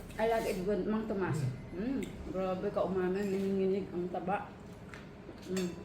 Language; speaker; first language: Filipino; non-native, local second language; Iloko